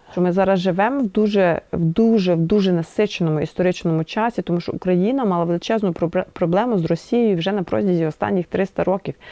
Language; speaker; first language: Ukrainian; native; Ukrainian